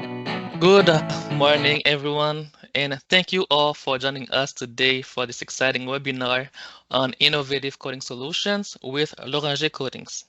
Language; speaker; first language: English; non-native, local second language; French